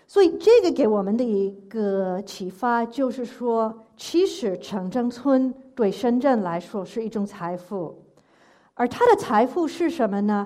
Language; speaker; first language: Chinese; non-native, fluent; English